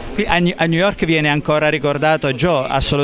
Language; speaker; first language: Italian; native; Italian